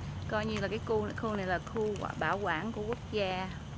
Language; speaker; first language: Vietnamese; native; Vietnamese